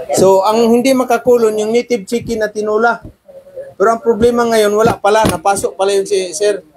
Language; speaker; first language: Filipino; non-native, local second language; Cebuano